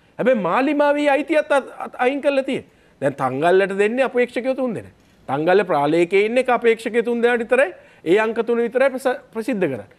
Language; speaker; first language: Sinhala; native; Sinhala